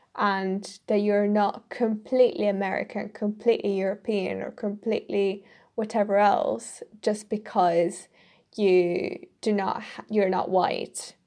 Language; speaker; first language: English; non-native, fluent; Italian